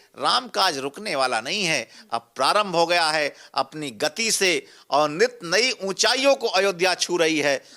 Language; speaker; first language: Hindi; native; Hindi